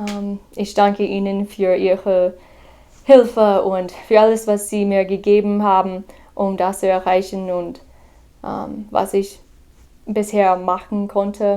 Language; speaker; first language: German; non-native, fluent; English